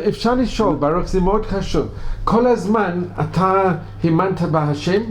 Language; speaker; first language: Hebrew; non-native, fluent; English